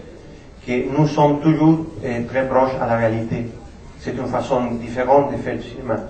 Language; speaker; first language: French; non-native, fluent; Spanish